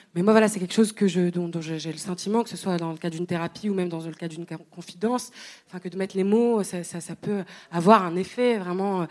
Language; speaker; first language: French; non-native, local second language; Arabic